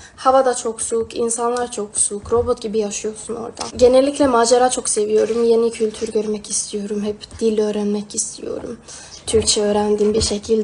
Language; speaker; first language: Turkish; non-native, fluent; Swedish